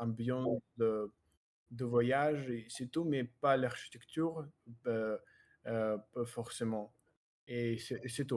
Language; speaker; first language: French; non-native, learner; Russian